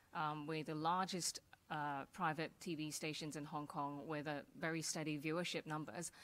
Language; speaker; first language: English; non-native, local second language; Cantonese